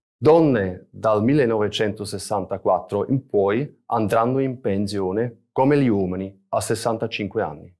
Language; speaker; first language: Italian; native; Italian